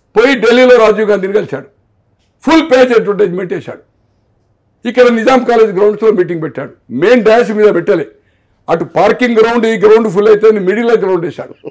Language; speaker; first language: Telugu; native; Telugu